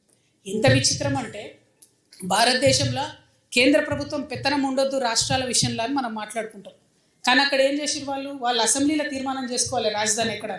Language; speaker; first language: Telugu; native; Telugu